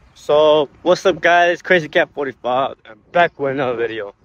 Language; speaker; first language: English; early bilingual, other home language; Spanish